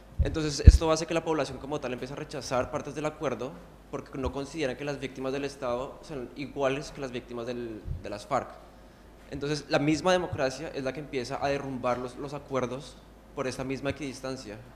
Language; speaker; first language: Spanish; native; Spanish